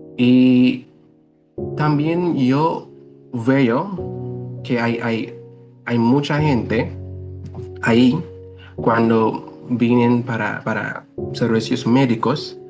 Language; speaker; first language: Spanish; non-native, fluent; English